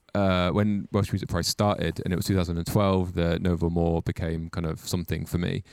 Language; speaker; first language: English; native; English